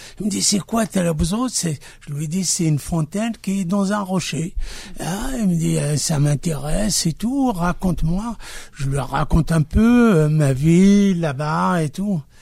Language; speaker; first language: French; non-native, local second language; Kabyle